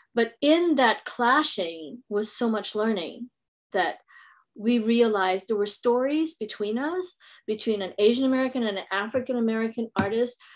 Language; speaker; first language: English; non-native, local second language; Filipino